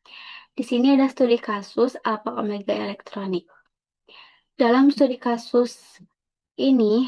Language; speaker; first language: Indonesian; native; Indonesian